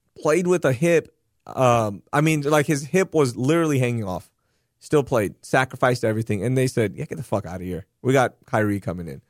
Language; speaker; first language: English; early bilingual, other home language; Urdu